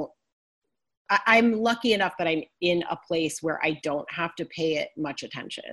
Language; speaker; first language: English; native; English